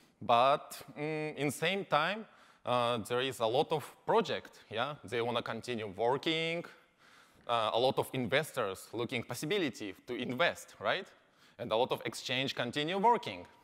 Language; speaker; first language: English; non-native, learner; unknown